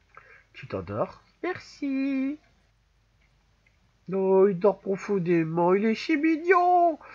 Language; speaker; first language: French; native; French